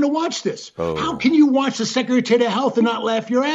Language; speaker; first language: English; native; English